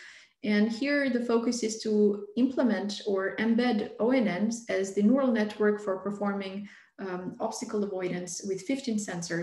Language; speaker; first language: English; non-native, fluent; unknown